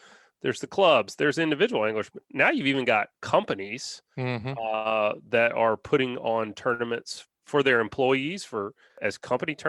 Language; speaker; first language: English; native; English